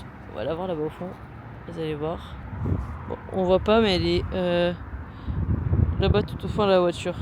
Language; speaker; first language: French; native; French